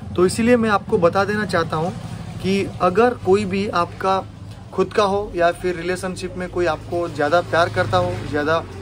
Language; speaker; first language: Hindi; non-native, local second language; Odia